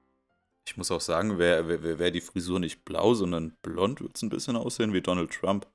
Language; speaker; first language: German; native; German